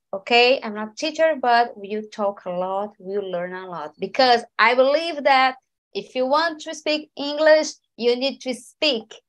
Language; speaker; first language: English; non-native, learner; Portuguese